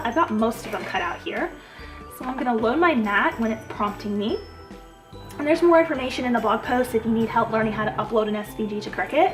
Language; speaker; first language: English; native; English